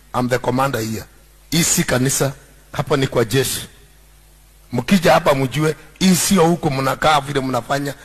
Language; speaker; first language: Swahili; non-native, local second language; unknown